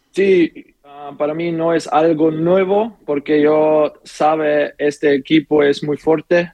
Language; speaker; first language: Spanish; non-native, learner; German